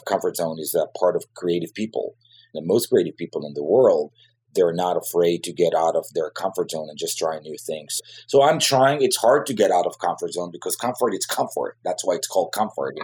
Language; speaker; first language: English; non-native, fluent; Hebrew